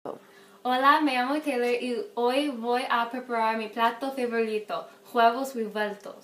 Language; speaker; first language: Spanish; non-native, learner; English